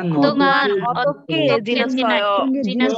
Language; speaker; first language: Korean; non-native, learner; Bangla